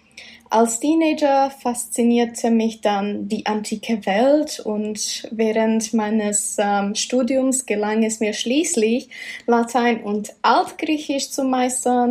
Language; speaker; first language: German; non-native, fluent; Czech